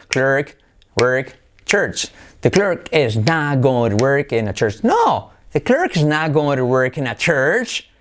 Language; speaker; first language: English; non-native, fluent; Spanish